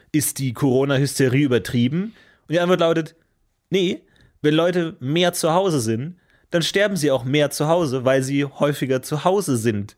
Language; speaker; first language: German; native; German